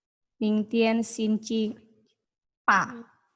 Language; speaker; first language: Chinese; non-native, learner; Indonesian